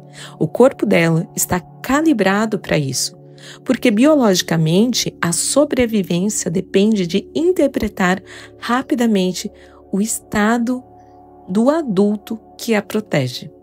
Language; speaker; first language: Portuguese; native; Portuguese